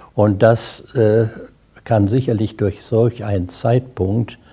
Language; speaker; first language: German; native; German